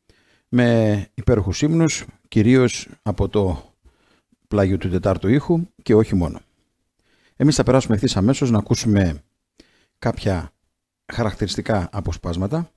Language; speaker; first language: Greek; native; Greek